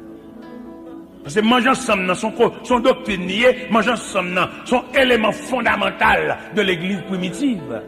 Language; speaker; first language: French; non-native, local second language; Haitian Creole